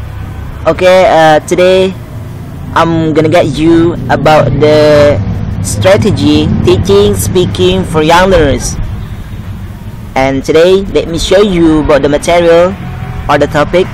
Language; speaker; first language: English; non-native, learner; Indonesian